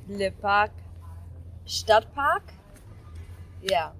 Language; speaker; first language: French; non-native, learner; German